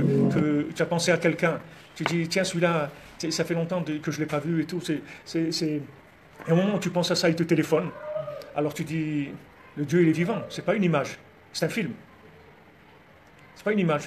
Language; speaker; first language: French; native; French